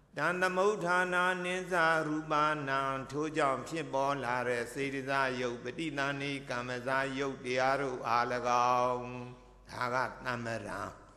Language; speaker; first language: Burmese; native; Burmese